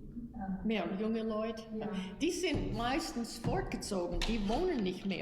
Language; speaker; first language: German; early bilingual, heritage; German